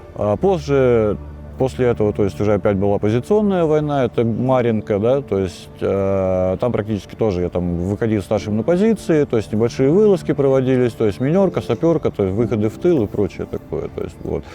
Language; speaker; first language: Russian; native; Russian